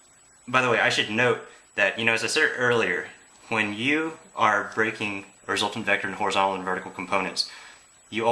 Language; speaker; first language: English; native; English